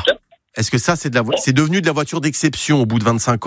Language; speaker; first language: French; native; French